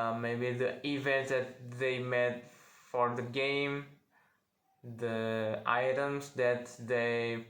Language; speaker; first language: English; non-native, learner; Indonesian